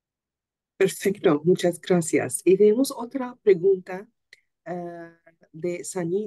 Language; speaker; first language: Spanish; non-native, fluent; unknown